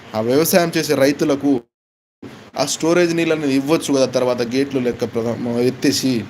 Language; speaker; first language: Telugu; non-native, local second language; Lambadi